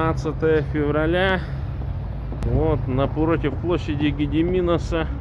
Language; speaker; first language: Russian; native; Russian